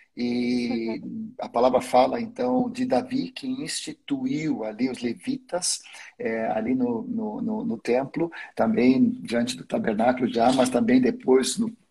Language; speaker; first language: Portuguese; non-native, fluent; Swedish